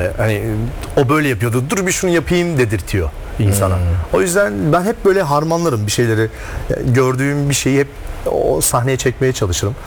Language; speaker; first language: Turkish; native; Turkish